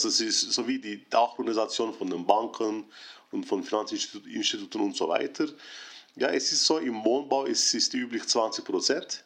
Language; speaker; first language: German; non-native, fluent; Turkish